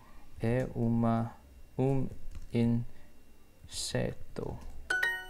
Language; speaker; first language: Portuguese; non-native, learner; English